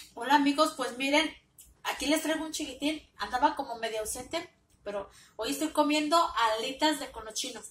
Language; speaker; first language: Spanish; native; Spanish